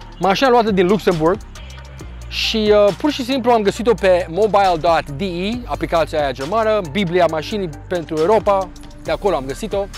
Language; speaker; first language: Romanian; early bilingual, heritage; Romanian